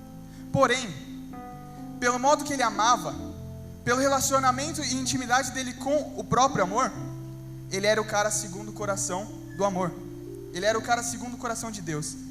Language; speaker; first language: Portuguese; native; Portuguese